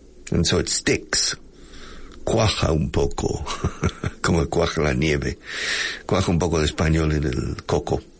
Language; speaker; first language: Spanish; non-native, fluent; English